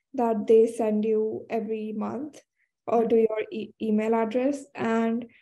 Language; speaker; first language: English; non-native, local second language; Hindi